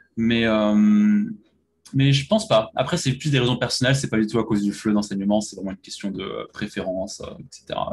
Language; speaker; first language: French; native; French